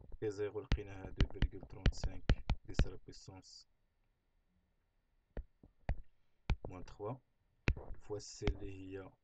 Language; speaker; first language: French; non-native, local second language; Arabic